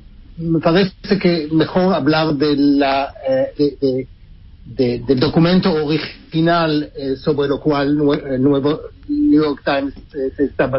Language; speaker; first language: Spanish; non-native, fluent; Hebrew